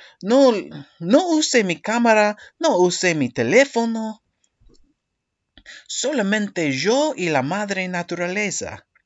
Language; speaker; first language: Spanish; non-native, learner; English